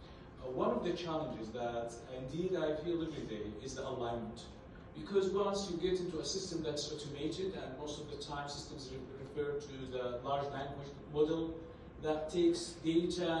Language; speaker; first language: English; non-native, fluent; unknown